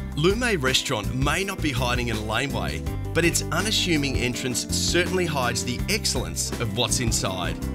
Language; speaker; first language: English; native; English